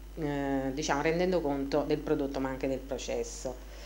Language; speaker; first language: Italian; native; Italian